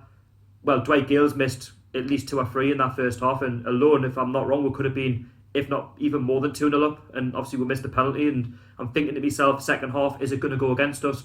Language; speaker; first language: English; native; English